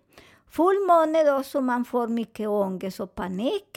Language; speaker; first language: Swedish; non-native, fluent; Spanish